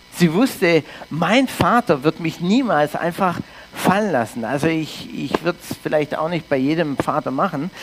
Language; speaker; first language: German; early bilingual, heritage; English